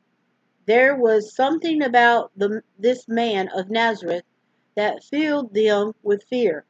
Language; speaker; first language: English; native; English